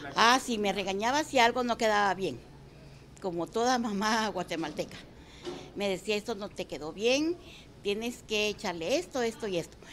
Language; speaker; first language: Spanish; native; Spanish